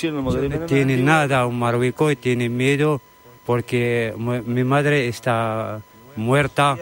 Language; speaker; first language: Spanish; non-native, learner; Arabic